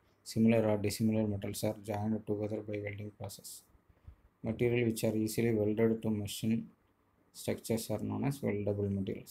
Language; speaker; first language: English; non-native, local second language; Tamil